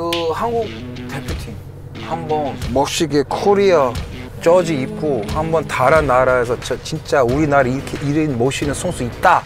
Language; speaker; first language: Korean; non-native, learner; English